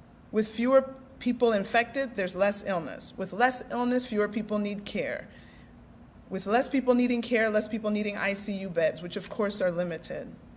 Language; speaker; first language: English; native; English